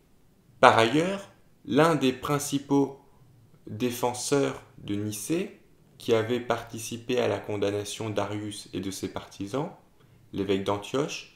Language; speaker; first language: French; native; French